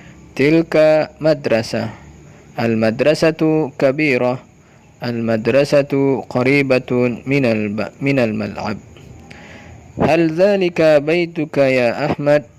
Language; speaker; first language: Arabic; non-native, learner; Indonesian